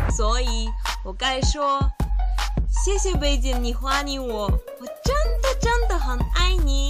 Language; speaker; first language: Chinese; non-native, learner; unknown